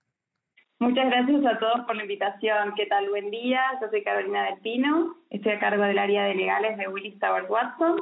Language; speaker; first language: Spanish; native; Spanish